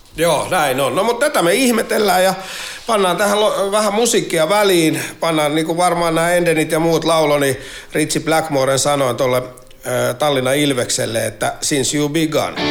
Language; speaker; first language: Finnish; native; Finnish